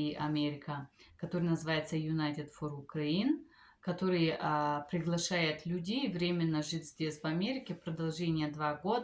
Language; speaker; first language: Russian; non-native, fluent; Bulgarian